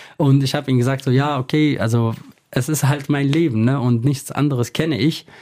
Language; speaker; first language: German; non-native, fluent; Kurdish